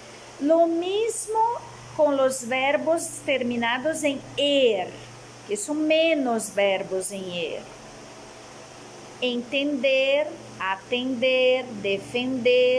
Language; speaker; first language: Spanish; non-native, fluent; Portuguese